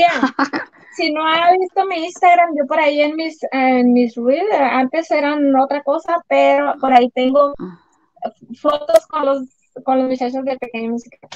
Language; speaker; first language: Spanish; native; Spanish